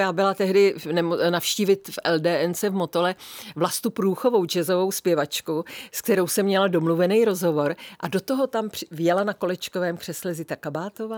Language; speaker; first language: Czech; native; Czech